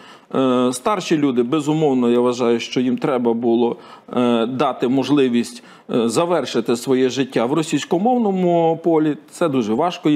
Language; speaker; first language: Ukrainian; native; Ukrainian